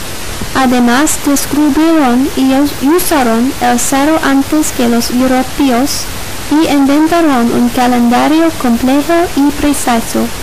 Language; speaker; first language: Spanish; non-native, learner; English